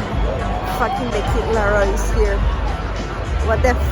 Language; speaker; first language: English; non-native, fluent; Spanish